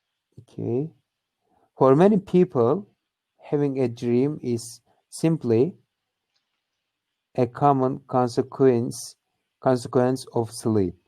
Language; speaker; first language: English; non-native, learner; Turkish